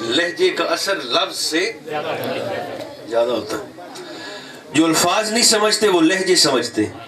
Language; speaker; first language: Urdu; non-native, local second language; Punjabi